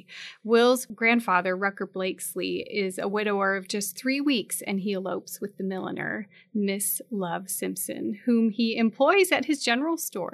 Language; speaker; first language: English; native; English